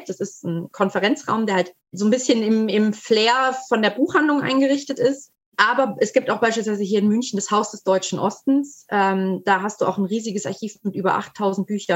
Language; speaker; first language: German; native; German